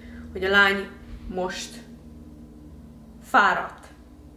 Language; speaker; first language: Hungarian; early bilingual, heritage; Hungarian